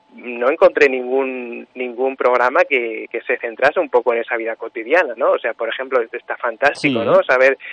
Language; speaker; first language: Spanish; native; Spanish